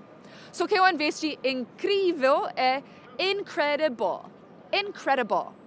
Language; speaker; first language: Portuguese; non-native, fluent; English